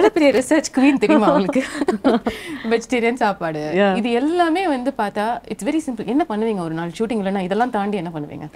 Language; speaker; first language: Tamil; native; Tamil